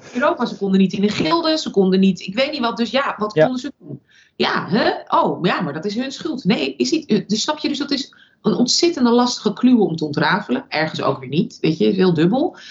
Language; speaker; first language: Dutch; early bilingual, other home language; Russian